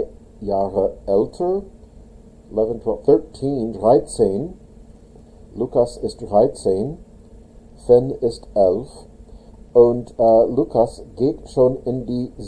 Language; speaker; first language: German; non-native, fluent; English